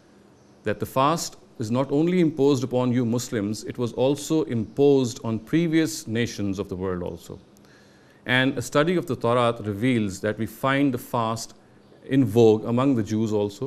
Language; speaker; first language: English; non-native, local second language; Urdu